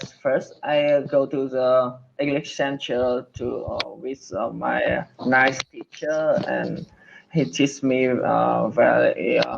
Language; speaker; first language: English; non-native, learner; Vietnamese